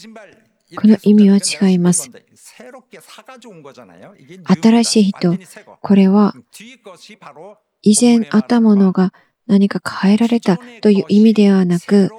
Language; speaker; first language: Japanese; non-native, fluent; Korean